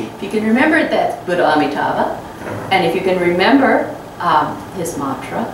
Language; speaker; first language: English; native; English